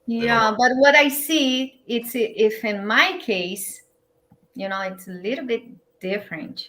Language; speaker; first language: English; non-native, learner; Portuguese